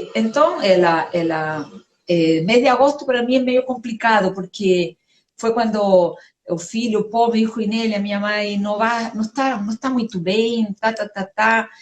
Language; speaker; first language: Portuguese; non-native, fluent; Spanish